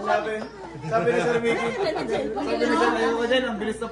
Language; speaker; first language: Filipino; native; Filipino